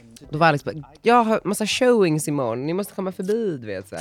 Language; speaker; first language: Swedish; native; Swedish